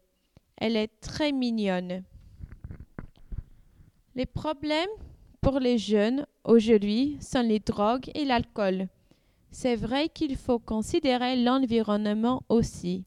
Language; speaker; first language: French; non-native, learner; English